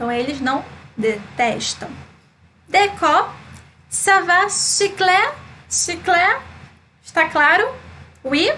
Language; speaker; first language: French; non-native, fluent; Portuguese